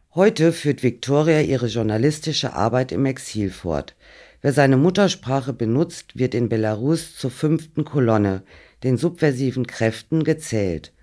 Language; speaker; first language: German; native; German